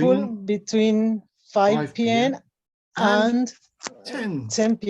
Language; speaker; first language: English; non-native, learner; Spanish